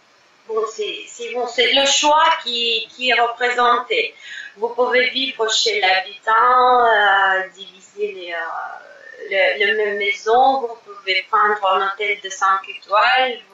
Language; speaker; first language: French; non-native, fluent; Russian